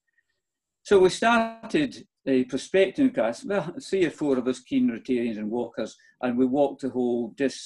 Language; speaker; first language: English; native; English